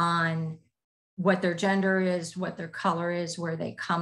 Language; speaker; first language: English; native; English